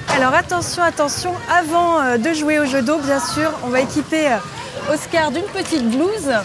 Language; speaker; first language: French; native; French